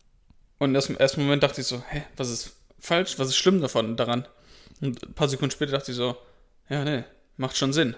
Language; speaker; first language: German; native; German